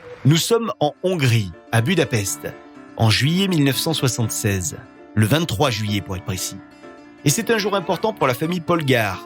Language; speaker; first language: French; native; French